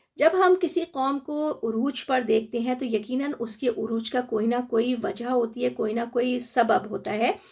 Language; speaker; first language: Urdu; native; Urdu